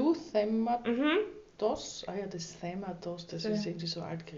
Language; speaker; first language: Greek; non-native, learner; German